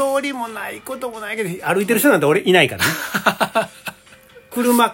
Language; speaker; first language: Japanese; native; Japanese